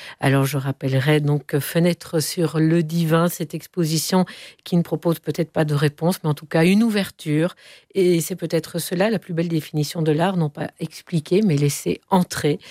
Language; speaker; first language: French; native; French